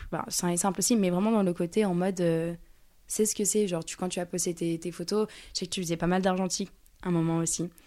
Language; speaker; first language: French; early bilingual, other home language; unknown